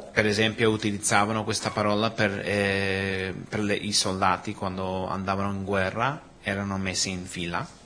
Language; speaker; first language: Italian; non-native, fluent; Spanish